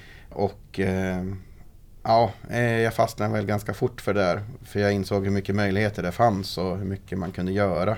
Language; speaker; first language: Swedish; native; Swedish